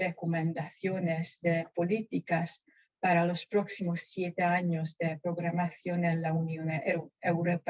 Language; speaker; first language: Spanish; non-native, fluent; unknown